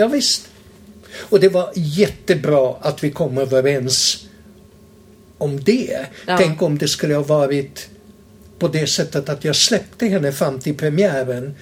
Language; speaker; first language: Swedish; non-native, fluent; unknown